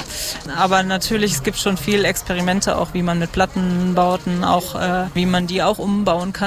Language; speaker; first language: German; native; German